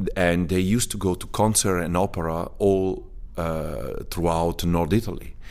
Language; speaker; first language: English; early bilingual, other home language; Italian